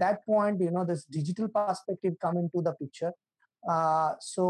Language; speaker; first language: English; non-native, local second language; Bangla